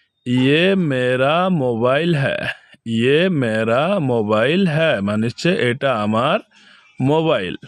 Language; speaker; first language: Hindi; non-native, fluent; Bangla